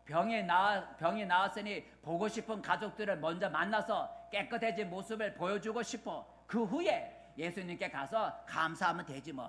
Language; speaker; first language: Korean; native; Korean